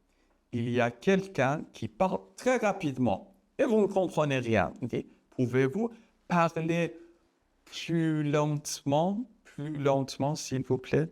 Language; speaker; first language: French; non-native, fluent; Persian